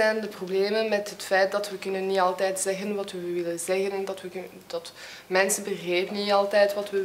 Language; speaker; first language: Dutch; non-native, local second language; French